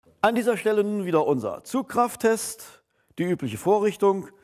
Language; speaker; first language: German; native; German